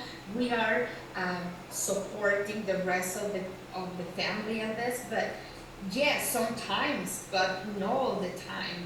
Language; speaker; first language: English; non-native, learner; Spanish